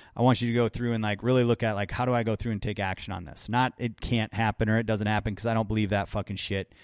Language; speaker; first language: English; native; English